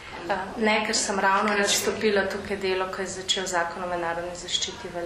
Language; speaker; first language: Slovenian; native; Slovenian